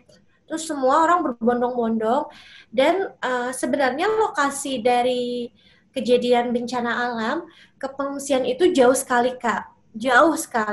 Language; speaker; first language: Indonesian; native; Indonesian